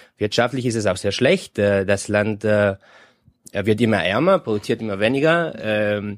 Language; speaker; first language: German; non-native, fluent; Spanish